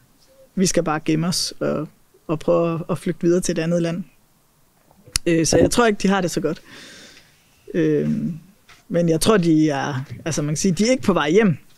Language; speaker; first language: Danish; native; Danish